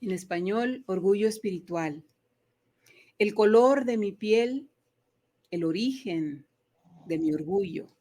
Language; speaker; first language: Spanish; early bilingual, other home language; English